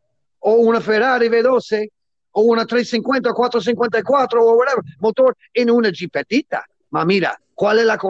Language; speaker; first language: Spanish; non-native, learner; English